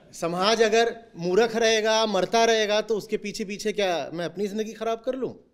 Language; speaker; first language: Hindi; native; Hindi